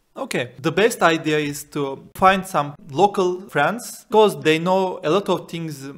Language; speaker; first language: English; non-native, fluent; Turkish